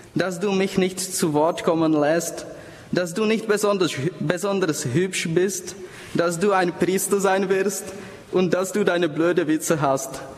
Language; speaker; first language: German; non-native, fluent; Czech